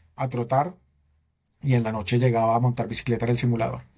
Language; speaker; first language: Spanish; native; Spanish